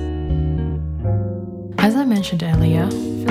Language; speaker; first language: English; non-native, local second language; Filipino